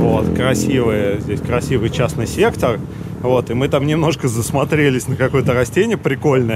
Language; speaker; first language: Russian; native; Russian